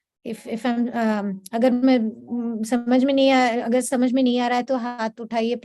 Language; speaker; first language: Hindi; non-native, local second language; Bangla